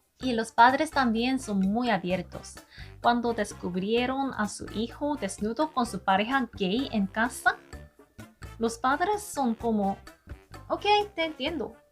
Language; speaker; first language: Spanish; non-native, learner; Korean